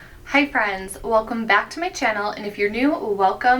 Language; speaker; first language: English; native; English